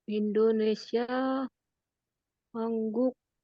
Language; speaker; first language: Korean; non-native, learner; Indonesian